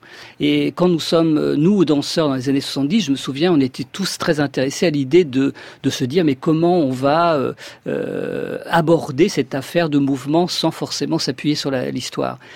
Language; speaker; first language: French; native; French